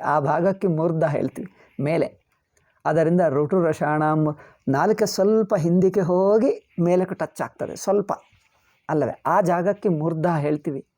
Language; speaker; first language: Kannada; native; Kannada